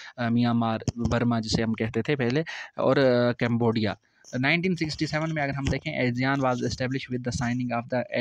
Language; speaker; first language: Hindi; non-native, local second language; Kashmiri